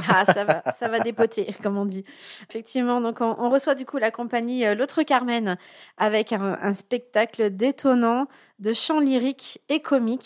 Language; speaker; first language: French; native; French